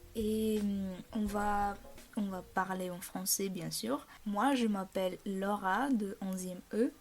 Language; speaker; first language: French; non-native, fluent; Bulgarian